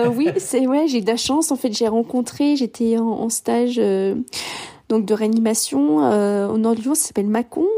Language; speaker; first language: French; early bilingual, other home language; English